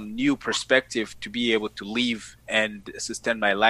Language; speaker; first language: English; non-native, fluent; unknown